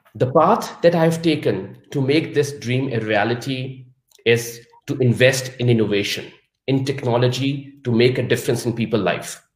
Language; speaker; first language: English; non-native, local second language; Urdu